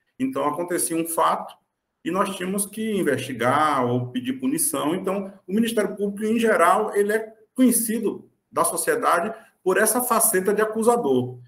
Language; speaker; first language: Portuguese; native; Portuguese